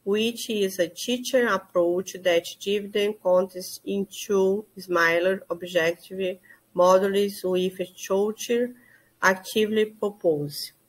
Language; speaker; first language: English; non-native, learner; Portuguese